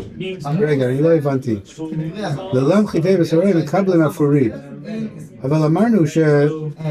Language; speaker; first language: Hebrew; non-native, fluent; English